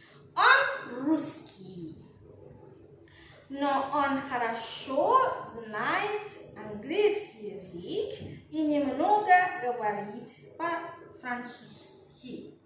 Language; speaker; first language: Russian; non-native, learner; Indonesian